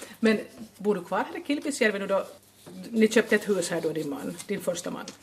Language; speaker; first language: Swedish; native; Swedish